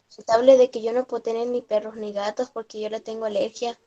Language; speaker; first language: Spanish; native; Spanish